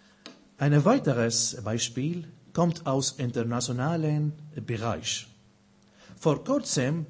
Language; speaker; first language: German; non-native, fluent; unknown